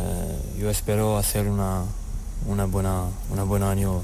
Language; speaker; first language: Spanish; non-native, learner; French